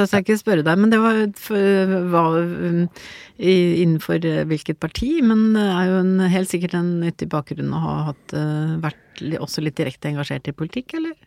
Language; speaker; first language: Norwegian; native; Norwegian